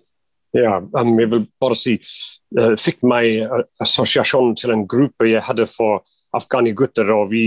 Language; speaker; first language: Norwegian; non-native, fluent; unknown